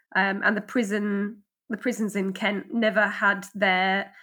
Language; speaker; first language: English; native; English